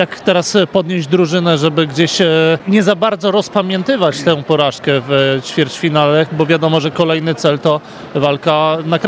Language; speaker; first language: Polish; native; Polish